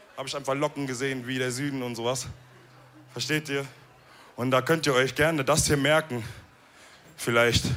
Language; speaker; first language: German; early bilingual, other home language; Wolof